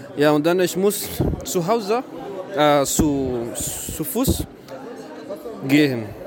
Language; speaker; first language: German; non-native, learner; Arabic